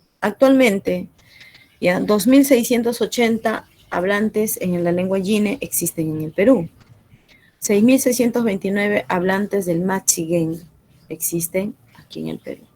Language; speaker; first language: Spanish; non-native, local second language; Quechua